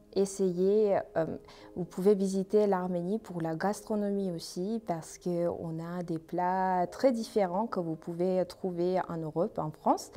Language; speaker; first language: French; non-native, learner; Armenian